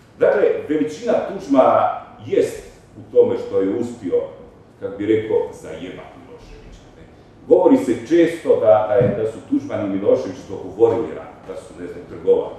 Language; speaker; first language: Croatian; native; Croatian